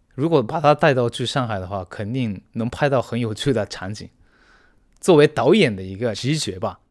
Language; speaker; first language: Chinese; non-native, fluent; Japanese